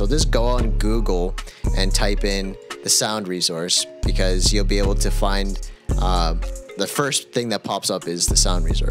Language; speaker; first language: English; native; English